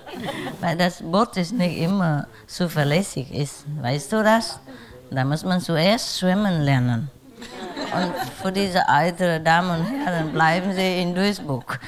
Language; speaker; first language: German; non-native, learner; Vietnamese